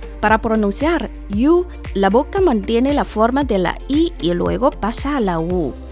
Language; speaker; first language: Spanish; non-native, fluent; Chinese